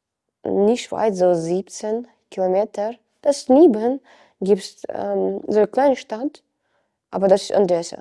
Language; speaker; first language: German; non-native, learner; Ukrainian